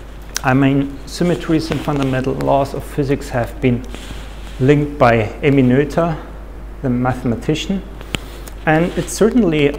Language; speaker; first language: English; non-native, fluent; German